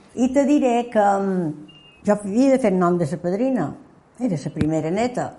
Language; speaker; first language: Catalan; native; Catalan